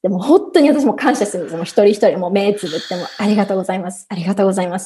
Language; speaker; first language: Japanese; native; Japanese